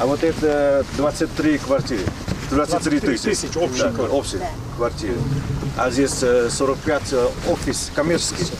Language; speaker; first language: Russian; non-native, local second language; Kyrgyz